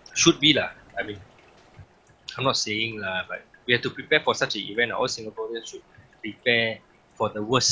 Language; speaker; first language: English; native; English